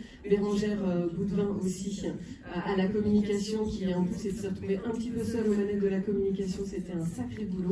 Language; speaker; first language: French; native; French